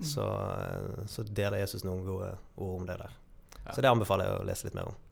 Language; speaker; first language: Norwegian; early bilingual, other home language; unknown